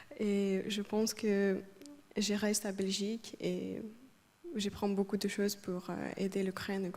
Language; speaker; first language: French; non-native, learner; Ukrainian